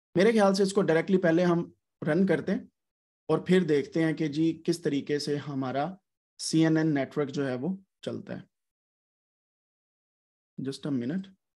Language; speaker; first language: Urdu; non-native, local second language; Punjabi